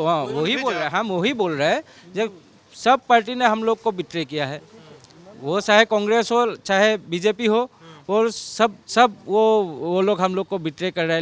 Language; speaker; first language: Hindi; non-native, local second language; Assamese